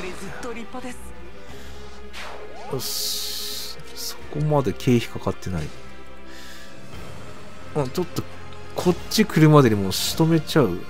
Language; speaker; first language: Japanese; native; Japanese